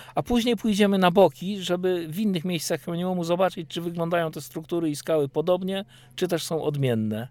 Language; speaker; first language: Polish; native; Polish